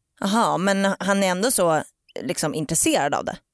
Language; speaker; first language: Swedish; native; Swedish